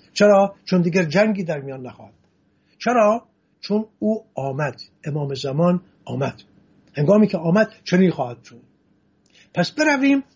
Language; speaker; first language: Persian; non-native, local second language; Assyrian Neo-Aramaic